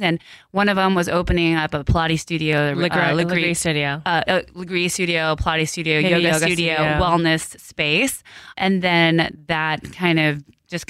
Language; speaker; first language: English; early bilingual, other home language; Korean